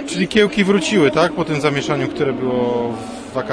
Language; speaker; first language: Polish; native; Polish